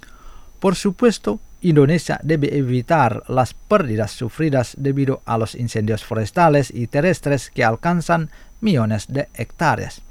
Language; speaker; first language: Spanish; non-native, fluent; Indonesian